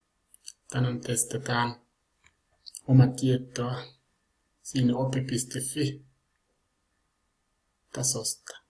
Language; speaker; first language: Finnish; non-native, learner; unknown